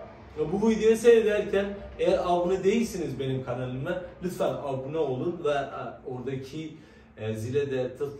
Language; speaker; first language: Turkish; non-native, fluent; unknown